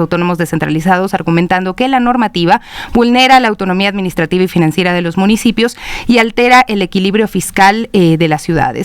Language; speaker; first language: Spanish; native; Spanish